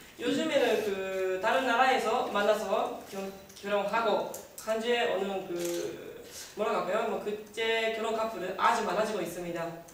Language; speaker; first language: Korean; non-native, learner; Japanese